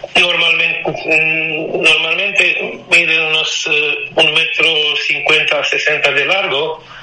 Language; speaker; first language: Spanish; non-native, fluent; Romanian